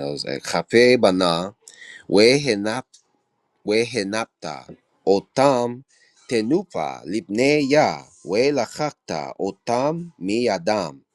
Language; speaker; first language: Hebrew; non-native, learner; English